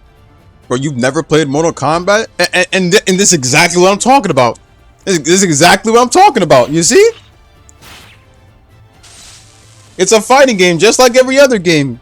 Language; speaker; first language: English; native; English